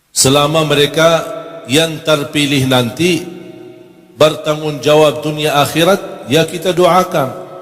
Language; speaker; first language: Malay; non-native, fluent; Arabic